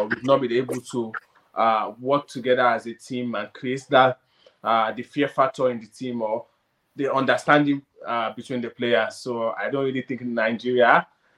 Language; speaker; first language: English; non-native, local second language; Yoruba